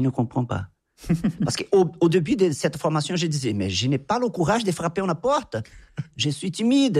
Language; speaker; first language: French; non-native, fluent; Portuguese